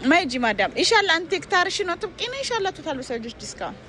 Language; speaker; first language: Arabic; non-native, learner; Amharic